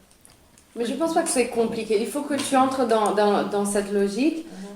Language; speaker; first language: French; early bilingual, other home language; Italian